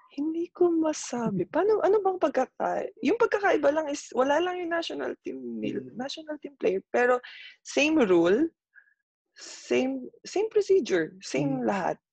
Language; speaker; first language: Filipino; native; Filipino